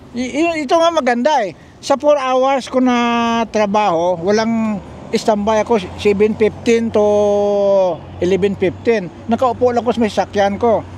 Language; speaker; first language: Filipino; non-native, local second language; Hiligaynon